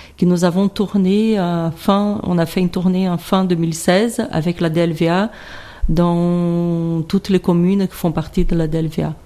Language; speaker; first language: French; non-native, fluent; Portuguese